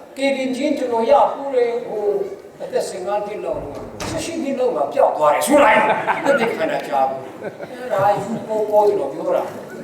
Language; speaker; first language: Burmese; non-native, local second language; Hakha Chin